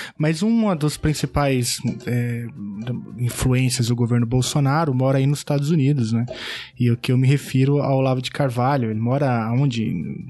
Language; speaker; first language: Portuguese; native; Portuguese